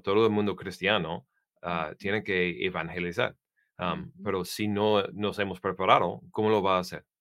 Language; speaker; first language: Spanish; non-native, fluent; English